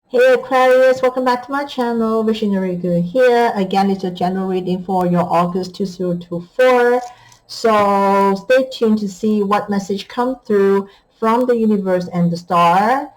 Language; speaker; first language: English; non-native, fluent; Chinese